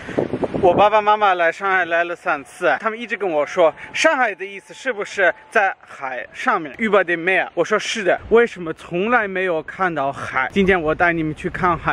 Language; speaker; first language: Chinese; non-native, fluent; German